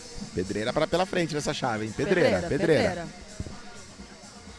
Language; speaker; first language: Portuguese; native; Portuguese